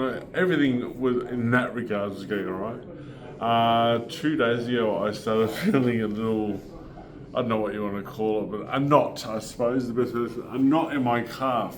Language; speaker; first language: English; native; English